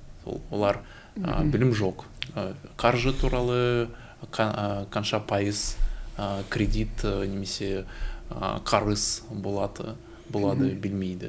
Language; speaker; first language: Kazakh; non-native, learner; Russian